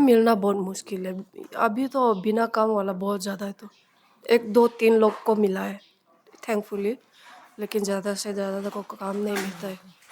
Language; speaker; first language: Hindi; non-native, local second language; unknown